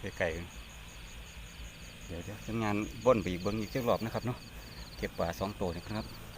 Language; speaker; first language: Thai; native; Thai